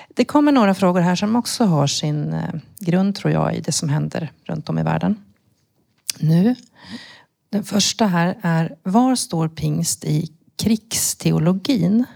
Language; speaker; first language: Swedish; native; Swedish